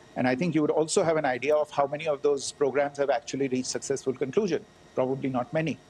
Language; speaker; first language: English; non-native, local second language; Hindi